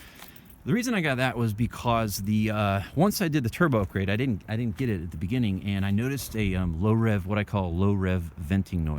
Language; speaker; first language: English; native; English